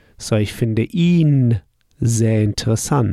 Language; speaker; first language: German; non-native, fluent; English